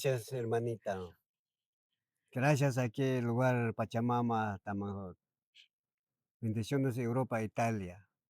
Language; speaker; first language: Spanish; non-native, local second language; Quechua